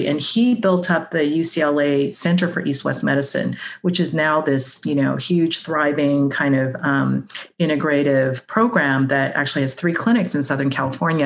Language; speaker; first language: English; non-native, local second language; Cantonese